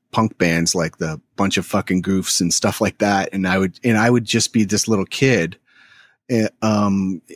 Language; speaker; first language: English; native; English